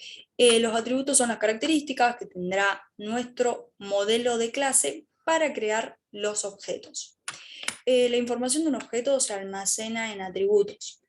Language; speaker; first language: Spanish; native; Spanish